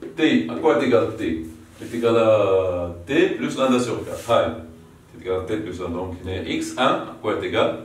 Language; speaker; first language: French; non-native, local second language; Arabic